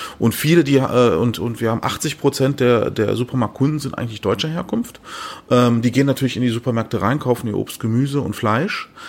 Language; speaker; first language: German; early bilingual, other home language; Turkish